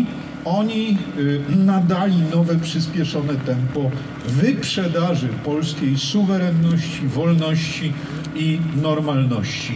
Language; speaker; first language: Polish; native; Polish